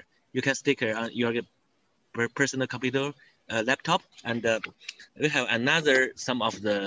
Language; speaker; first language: English; non-native, learner; Chinese